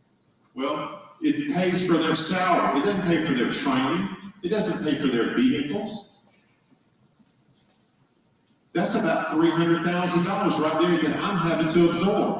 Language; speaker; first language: English; native; English